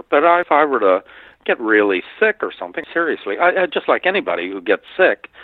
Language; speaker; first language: English; native; English